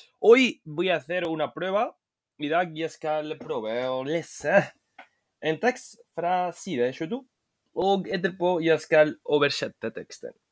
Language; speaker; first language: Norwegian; non-native, learner; Spanish